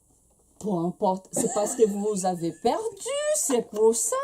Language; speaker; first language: French; non-native, fluent; Portuguese